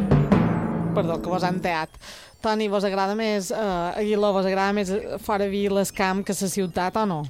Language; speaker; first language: Catalan; native; Catalan